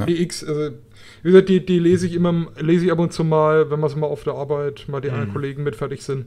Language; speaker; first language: German; native; German